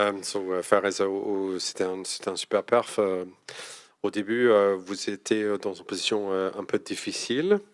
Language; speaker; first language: French; non-native, fluent; English